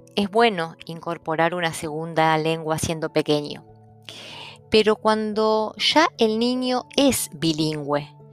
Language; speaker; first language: Spanish; early bilingual, other home language; Italian